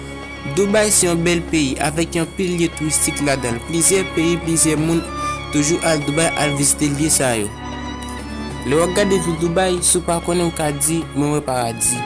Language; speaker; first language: French; non-native, learner; Haitian Creole